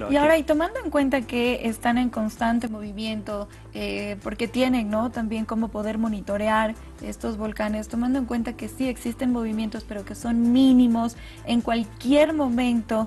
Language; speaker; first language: Spanish; native; Spanish